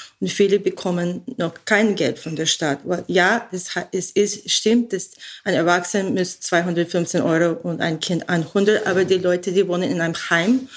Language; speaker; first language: German; non-native, learner; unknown